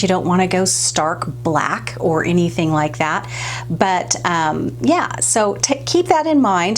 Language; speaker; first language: English; native; English